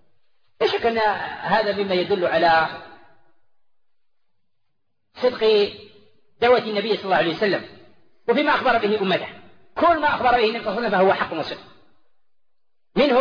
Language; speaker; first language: Arabic; native; Arabic